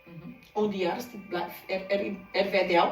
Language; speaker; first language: German; non-native, learner; Portuguese